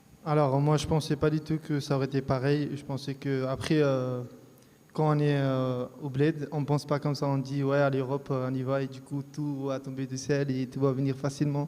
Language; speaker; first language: French; early bilingual, other home language; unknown